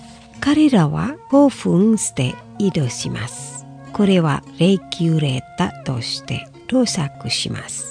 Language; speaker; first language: Japanese; non-native, fluent; Indonesian